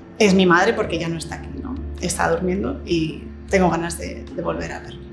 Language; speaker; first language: Spanish; native; Spanish